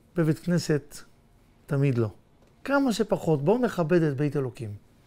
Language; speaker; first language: Hebrew; native; Hebrew